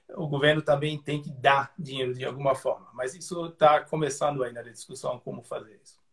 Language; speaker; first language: Portuguese; non-native, fluent; German